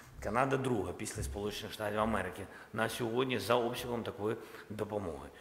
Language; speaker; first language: Ukrainian; non-native, local second language; Russian